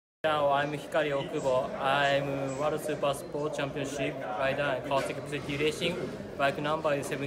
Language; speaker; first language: English; non-native, learner; Japanese